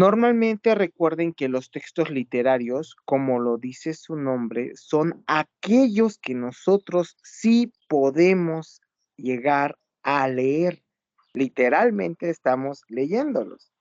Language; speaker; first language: Spanish; native; Spanish